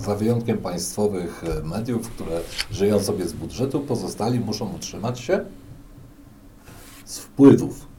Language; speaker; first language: Polish; native; Polish